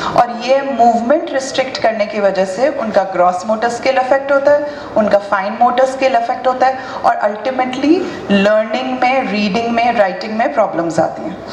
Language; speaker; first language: Hindi; native; Hindi